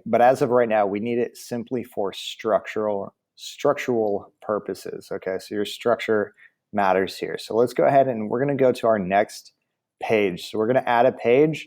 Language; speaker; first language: English; native; English